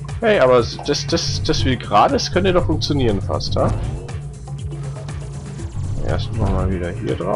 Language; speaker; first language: German; native; German